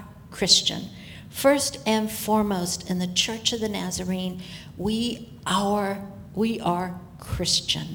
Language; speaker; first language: English; native; English